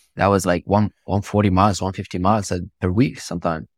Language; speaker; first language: English; non-native, fluent; Italian